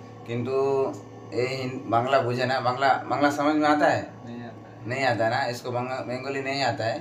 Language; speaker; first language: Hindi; non-native, local second language; Bangla